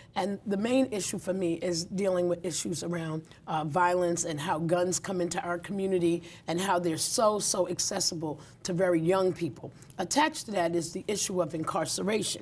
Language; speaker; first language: English; native; English